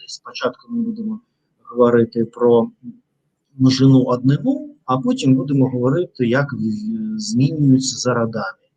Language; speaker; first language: Ukrainian; non-native, local second language; Russian